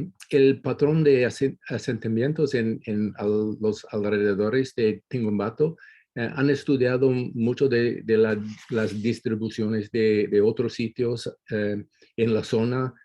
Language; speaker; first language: Spanish; non-native, fluent; English